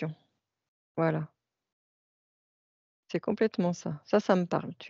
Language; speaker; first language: French; native; French